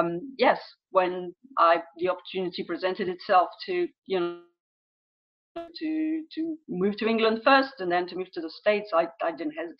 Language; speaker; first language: English; non-native, fluent; French